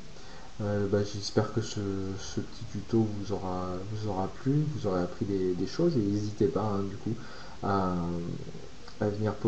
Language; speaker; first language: French; native; French